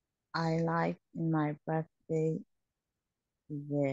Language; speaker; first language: English; non-native, learner; Somali